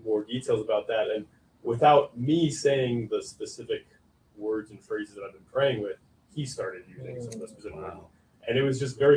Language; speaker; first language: English; native; English